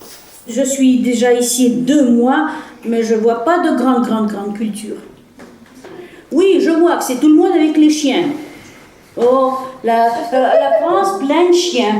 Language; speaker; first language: French; early bilingual, heritage; Russian